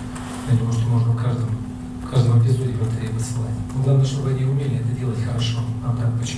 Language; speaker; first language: Russian; native; Russian